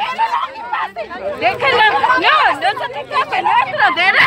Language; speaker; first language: Spanish; native; Spanish